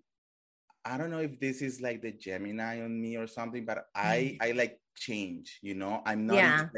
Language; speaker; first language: English; non-native, fluent; Spanish